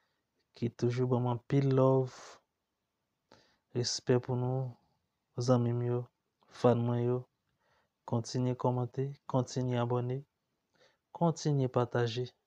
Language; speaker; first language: French; non-native, learner; Haitian Creole